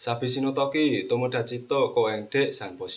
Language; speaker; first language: Japanese; non-native, learner; Indonesian